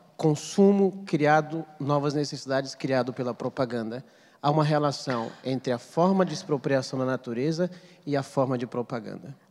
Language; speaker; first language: Portuguese; native; Portuguese